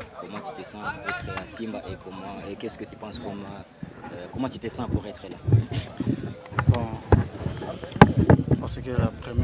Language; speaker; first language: French; non-native, fluent; Swahili